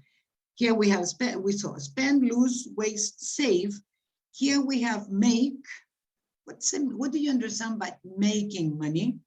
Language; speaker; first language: English; non-native, fluent; Spanish